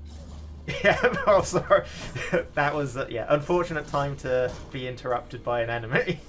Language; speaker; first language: English; native; English